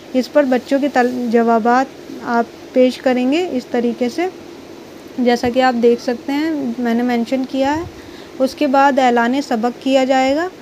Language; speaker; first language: Urdu; native; Urdu